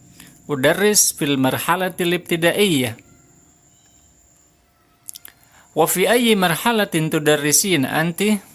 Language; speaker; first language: Arabic; non-native, fluent; Indonesian